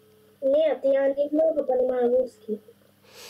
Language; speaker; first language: Russian; early bilingual, heritage; Russian